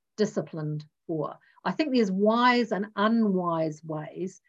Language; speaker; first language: English; native; English